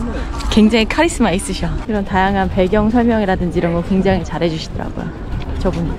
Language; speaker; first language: Korean; native; Korean